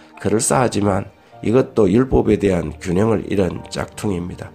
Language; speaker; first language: Korean; native; Korean